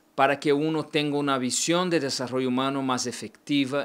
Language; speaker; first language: Spanish; non-native, learner; Portuguese